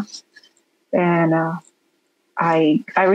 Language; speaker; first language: English; non-native, fluent; Spanish